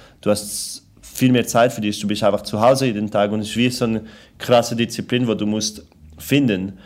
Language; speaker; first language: German; non-native, local second language; French